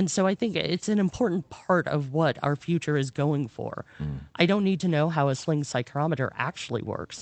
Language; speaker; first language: English; native; English